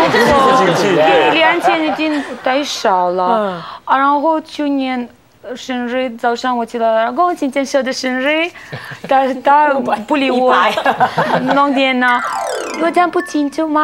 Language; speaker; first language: Chinese; non-native, learner; Russian